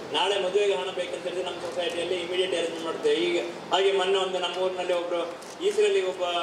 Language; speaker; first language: Kannada; native; Kannada